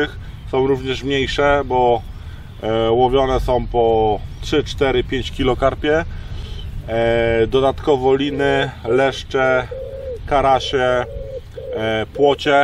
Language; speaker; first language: Polish; native; Polish